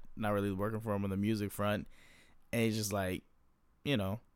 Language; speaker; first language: English; native; English